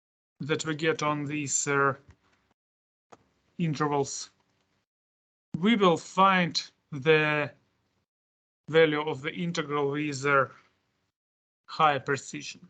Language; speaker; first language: English; non-native, fluent; Russian